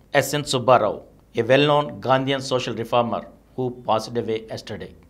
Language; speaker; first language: English; non-native, local second language; Telugu